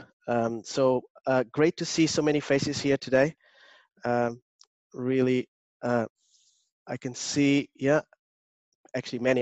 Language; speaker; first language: English; non-native, fluent; Portuguese